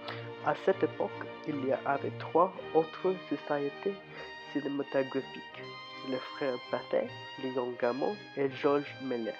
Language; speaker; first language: French; non-native, learner; English